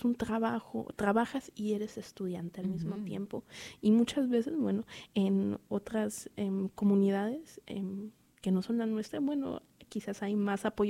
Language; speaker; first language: Spanish; early bilingual, heritage; Spanish